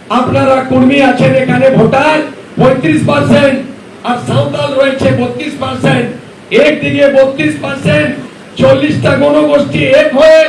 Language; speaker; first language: Bangla; non-native, local second language; Santali